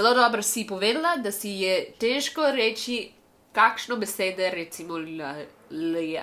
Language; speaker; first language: Slovenian; non-native, learner; English